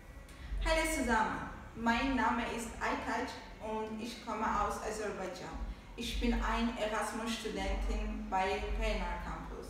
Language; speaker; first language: German; non-native, learner; Azerbaijani